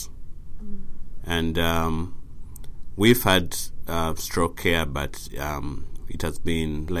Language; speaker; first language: English; non-native, local second language; Ganda